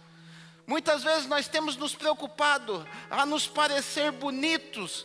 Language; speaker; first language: Portuguese; native; Portuguese